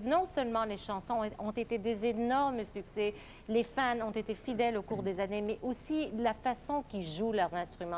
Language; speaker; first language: French; native; French